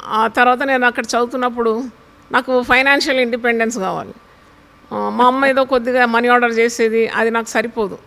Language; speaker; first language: Telugu; non-native, local second language; Malayalam